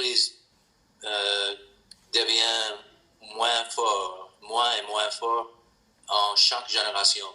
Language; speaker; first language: French; non-native, learner; English